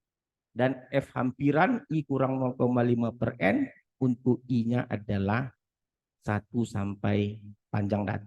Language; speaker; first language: Indonesian; native; Indonesian